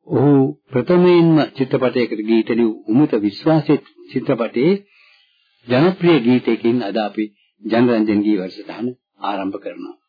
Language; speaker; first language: Sinhala; native; Sinhala